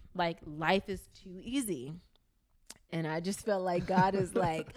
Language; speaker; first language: English; native; English